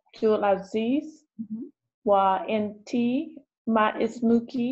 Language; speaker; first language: Arabic; non-native, learner; English